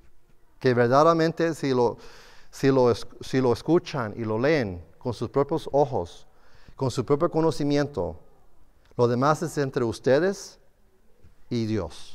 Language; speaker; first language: Spanish; non-native, fluent; English